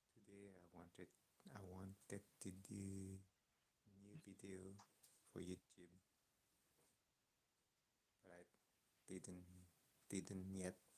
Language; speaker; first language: English; non-native, learner; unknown